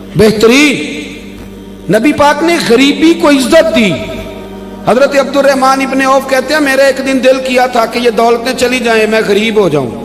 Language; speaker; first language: Urdu; non-native, local second language; Punjabi